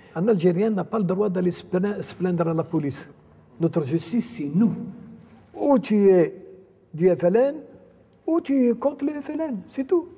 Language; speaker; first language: French; non-native, local second language; Arabic